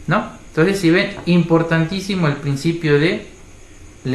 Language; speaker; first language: Spanish; native; Spanish